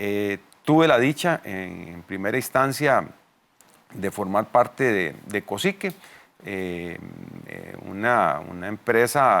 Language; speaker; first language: Spanish; native; Spanish